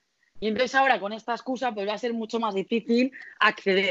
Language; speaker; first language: Spanish; native; Spanish